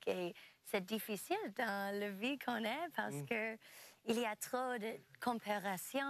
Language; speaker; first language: French; non-native, local second language; English